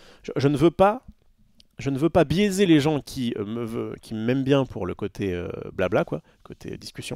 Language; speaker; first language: French; native; French